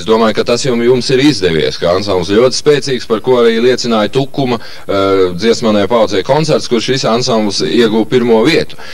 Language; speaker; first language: Latvian; native; Latvian